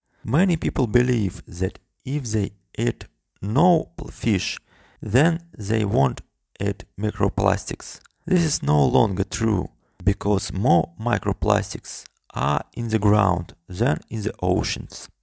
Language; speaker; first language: English; non-native, fluent; Russian